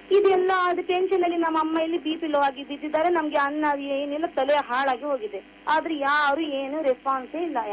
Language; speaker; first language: Kannada; non-native, local second language; Urdu